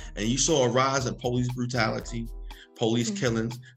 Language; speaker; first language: English; native; English